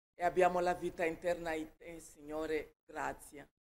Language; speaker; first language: Italian; non-native, fluent; Kinyarwanda